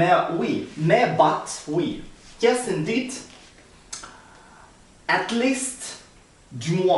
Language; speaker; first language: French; non-native, learner; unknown